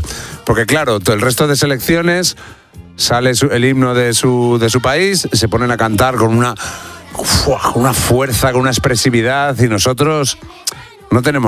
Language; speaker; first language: Spanish; native; Spanish